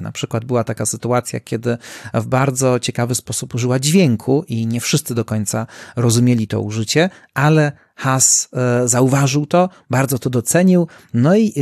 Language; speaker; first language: Polish; native; Polish